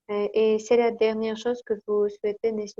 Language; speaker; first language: French; non-native, learner; Kazakh